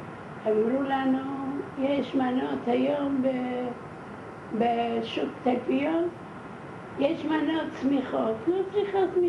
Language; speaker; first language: Hebrew; non-native, fluent; Arabic